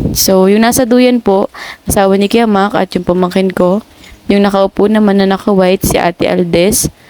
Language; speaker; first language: Filipino; non-native, local second language; Bikol